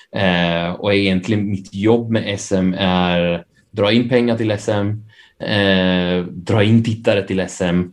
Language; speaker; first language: Swedish; early bilingual, other home language; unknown